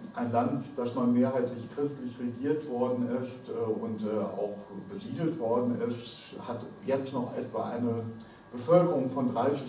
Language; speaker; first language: German; native; German